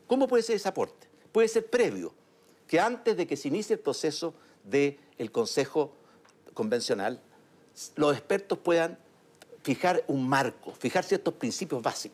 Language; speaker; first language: Spanish; native; Spanish